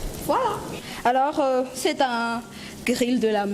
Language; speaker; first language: French; non-native, local second language; Malagasy